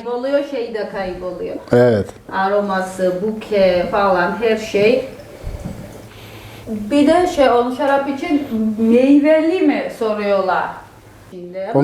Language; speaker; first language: Turkish; non-native, fluent; Georgian